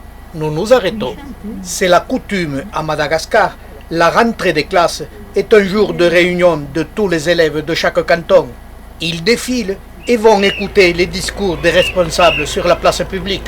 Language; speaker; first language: French; native; French